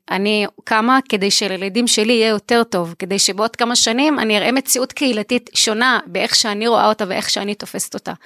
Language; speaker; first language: Hebrew; non-native, local second language; Arabic